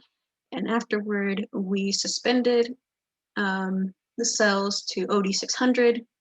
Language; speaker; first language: English; native; English